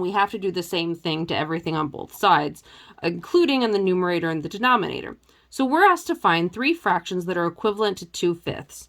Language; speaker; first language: English; native; English